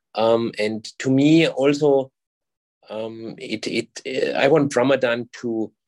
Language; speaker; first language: English; non-native, fluent; German